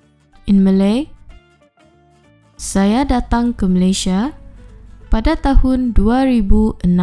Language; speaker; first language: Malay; non-native, fluent; Urdu